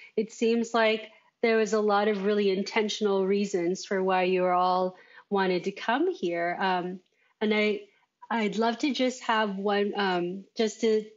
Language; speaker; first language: English; native; English